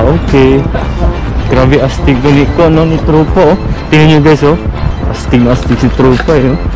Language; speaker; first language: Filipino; non-native, local second language; Cebuano